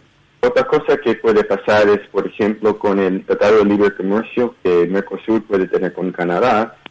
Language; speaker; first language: Spanish; early bilingual, heritage; Spanish